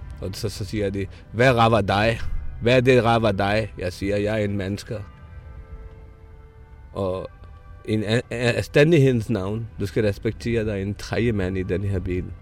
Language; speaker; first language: Danish; non-native, fluent; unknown